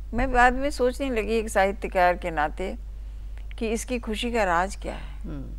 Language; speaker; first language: Hindi; native; Hindi